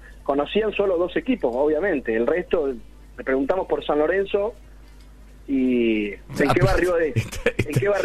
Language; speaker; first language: Spanish; native; Spanish